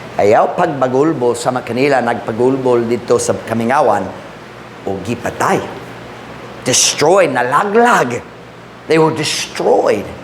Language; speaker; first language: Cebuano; non-native, fluent; English